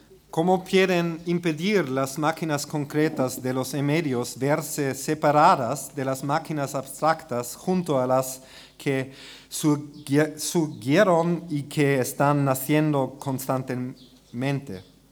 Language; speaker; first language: Spanish; non-native, learner; German